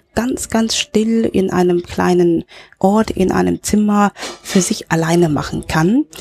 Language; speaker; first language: German; early bilingual, other home language; Cantonese